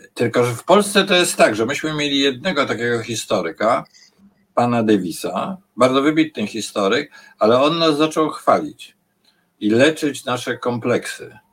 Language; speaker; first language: Polish; native; Polish